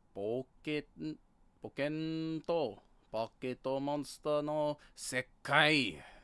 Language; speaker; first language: Japanese; non-native, learner; English